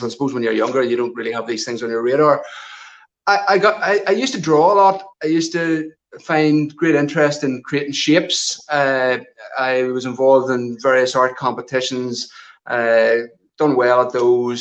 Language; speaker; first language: English; native; English